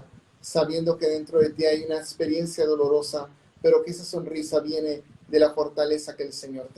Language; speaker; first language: Spanish; native; Spanish